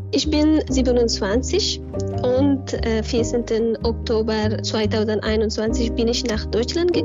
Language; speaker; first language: German; non-native, learner; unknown